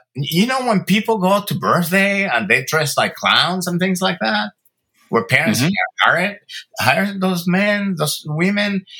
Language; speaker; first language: English; early bilingual, other home language; Spanish